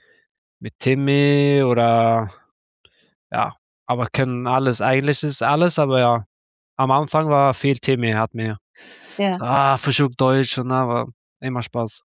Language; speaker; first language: German; non-native, learner; Norwegian